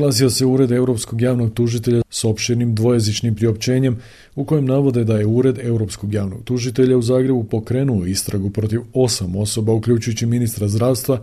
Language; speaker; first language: Croatian; native; Croatian